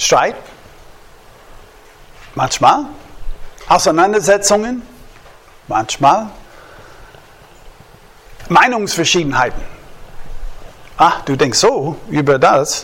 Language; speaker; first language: German; non-native, fluent; English